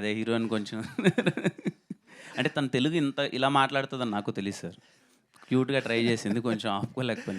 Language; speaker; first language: Telugu; native; Telugu